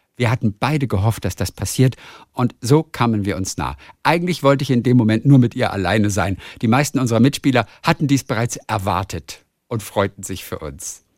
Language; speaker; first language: German; native; German